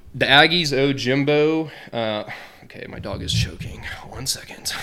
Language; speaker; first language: English; native; English